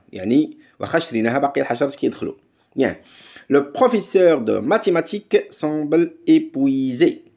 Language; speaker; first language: French; non-native, local second language; Arabic